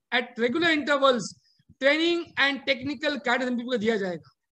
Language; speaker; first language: Hindi; non-native, local second language; Marathi